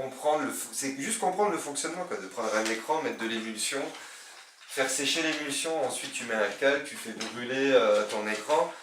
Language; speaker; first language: French; native; French